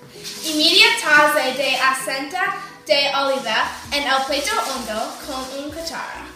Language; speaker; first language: Spanish; non-native, learner; English